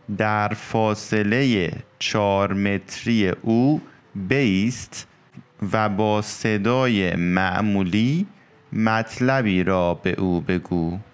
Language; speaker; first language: Persian; native; Persian